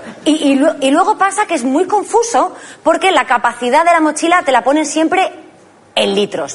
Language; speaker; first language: Spanish; native; Spanish